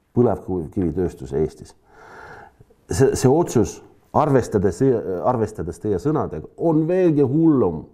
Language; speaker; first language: Estonian; non-native, local second language; Russian